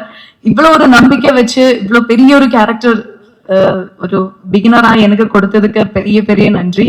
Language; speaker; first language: Tamil; non-native, fluent; Malayalam